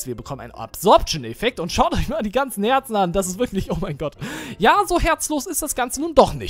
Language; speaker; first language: German; native; German